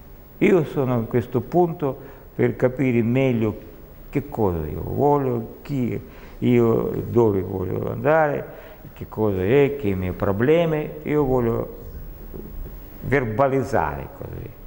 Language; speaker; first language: Italian; non-native, learner; Russian